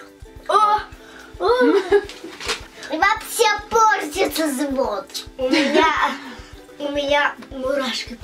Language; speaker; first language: Russian; early bilingual, heritage; Russian